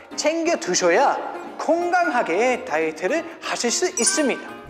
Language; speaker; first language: Korean; non-native, fluent; German